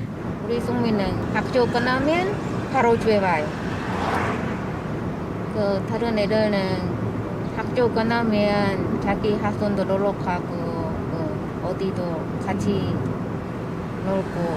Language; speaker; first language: Korean; non-native, learner; Khmer